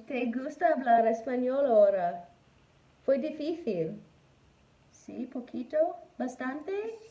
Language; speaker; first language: Spanish; non-native, learner; English